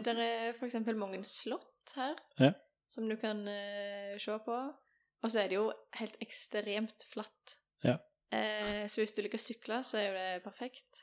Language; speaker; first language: Norwegian; native; Norwegian